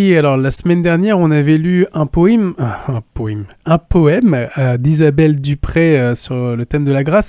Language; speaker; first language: French; native; French